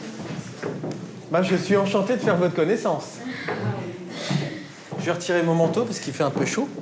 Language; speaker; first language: French; native; French